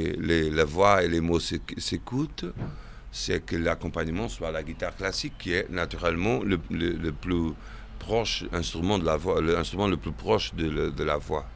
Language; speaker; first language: French; non-native, fluent; Portuguese